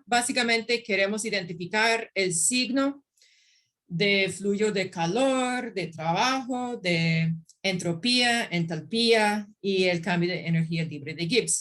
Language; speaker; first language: Spanish; non-native, fluent; English